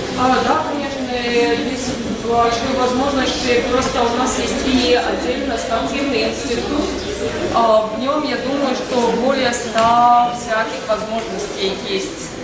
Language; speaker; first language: Russian; non-native, fluent; Latvian